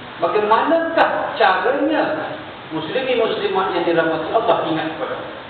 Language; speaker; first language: Malay; native; Malay